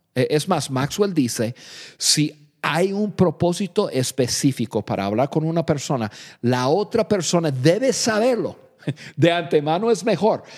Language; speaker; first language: Spanish; non-native, fluent; English